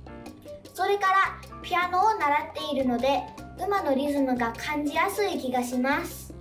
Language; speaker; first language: Japanese; early bilingual, other home language; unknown